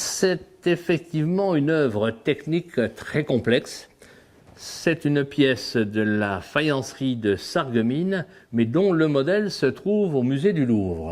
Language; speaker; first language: French; native; French